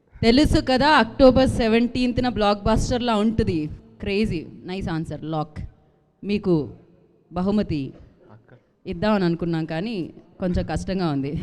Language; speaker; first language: Telugu; native; Telugu